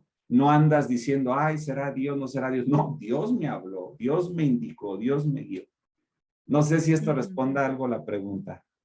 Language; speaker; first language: Spanish; native; Spanish